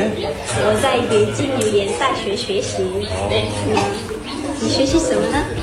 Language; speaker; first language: Chinese; non-native, learner; Malay